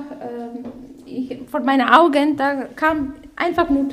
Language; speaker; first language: German; non-native, learner; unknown